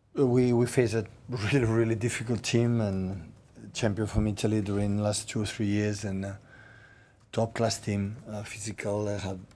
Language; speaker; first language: English; non-native, fluent; Catalan